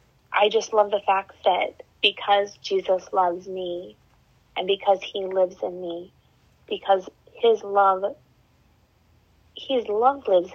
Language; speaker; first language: English; native; English